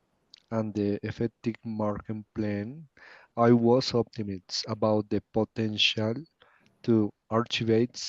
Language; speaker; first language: English; non-native, learner; Spanish